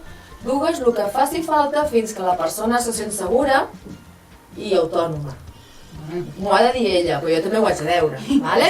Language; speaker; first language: Catalan; native; Catalan